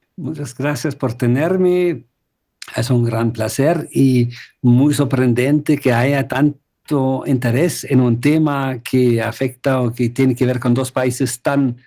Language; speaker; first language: Spanish; non-native, fluent; German